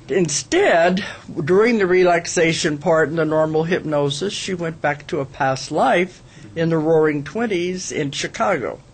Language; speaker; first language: English; native; English